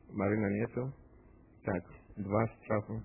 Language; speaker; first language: Russian; non-native, fluent; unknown